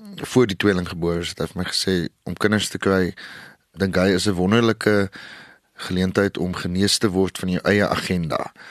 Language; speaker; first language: Afrikaans; native; Afrikaans